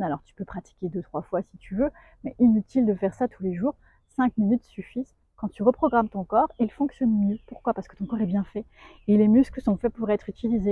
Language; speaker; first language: French; native; French